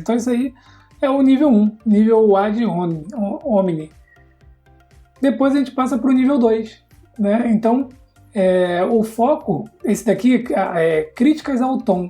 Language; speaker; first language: Portuguese; native; Portuguese